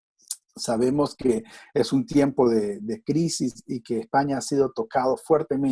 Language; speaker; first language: Spanish; native; Spanish